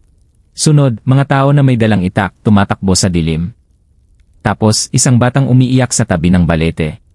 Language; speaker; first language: Filipino; native; Filipino